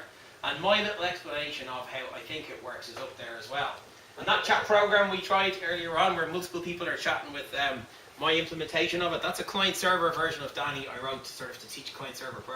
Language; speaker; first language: English; native; English